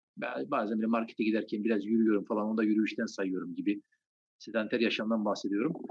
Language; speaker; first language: Turkish; native; Turkish